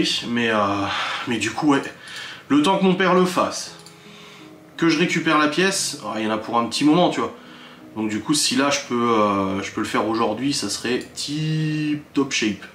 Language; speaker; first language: French; native; French